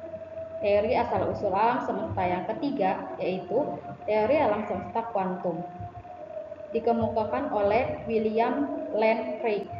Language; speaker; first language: Indonesian; native; Indonesian